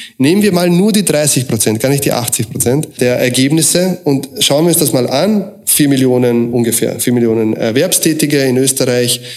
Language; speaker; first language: German; early bilingual, other home language; Croatian